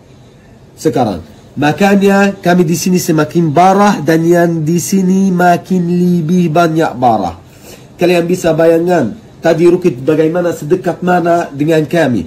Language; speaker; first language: Indonesian; non-native, fluent; Arabic